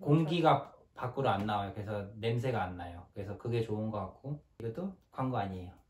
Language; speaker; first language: Korean; native; Korean